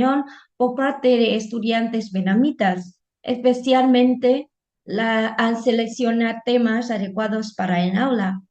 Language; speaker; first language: Spanish; non-native, fluent; Vietnamese